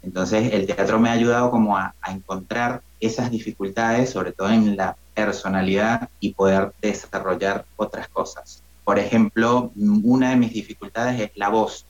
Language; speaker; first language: Spanish; native; Spanish